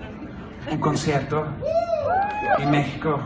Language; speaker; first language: Spanish; non-native, learner; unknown